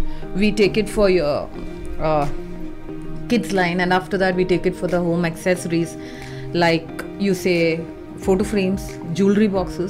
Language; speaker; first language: English; non-native, local second language; Malayalam